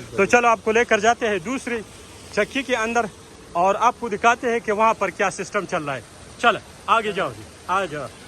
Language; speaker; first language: Urdu; non-native, local second language; Pashto